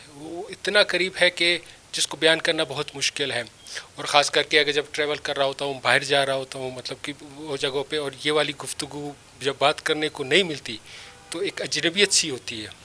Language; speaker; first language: Urdu; non-native, local second language; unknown